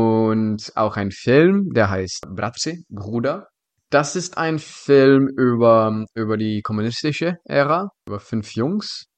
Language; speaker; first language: German; non-native, fluent; Czech